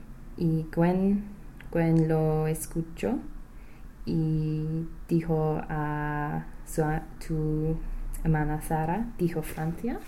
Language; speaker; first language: Spanish; non-native, learner; English